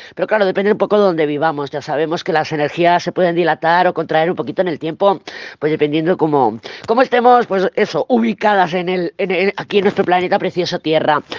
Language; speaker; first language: Spanish; native; Spanish